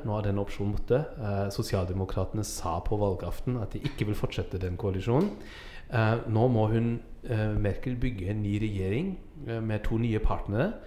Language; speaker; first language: Norwegian; non-native, fluent; German